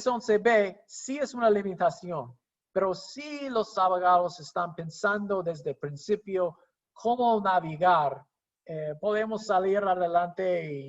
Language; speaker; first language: Spanish; non-native, fluent; English